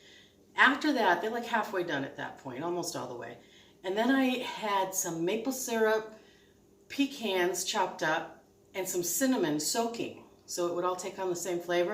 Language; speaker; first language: English; native; English